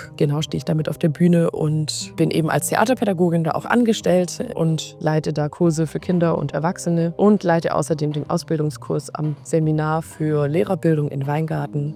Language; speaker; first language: German; native; German